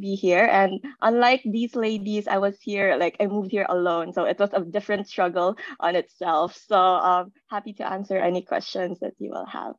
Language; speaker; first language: English; non-native, local second language; Filipino